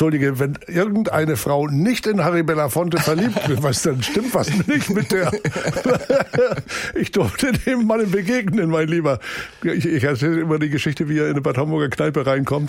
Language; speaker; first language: German; native; German